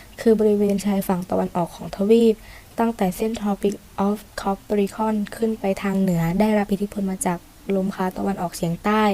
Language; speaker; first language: Thai; native; Thai